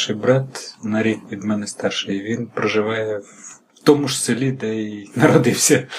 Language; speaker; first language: Ukrainian; native; Ukrainian